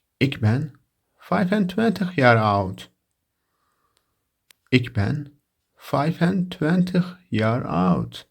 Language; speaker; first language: Dutch; non-native, learner; Turkish